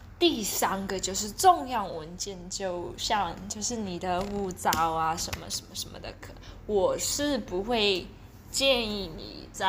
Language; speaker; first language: Chinese; early bilingual, heritage; Chinese